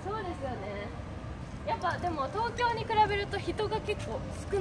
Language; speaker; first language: Japanese; native; Japanese